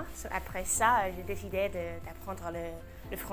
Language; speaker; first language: French; non-native, fluent; English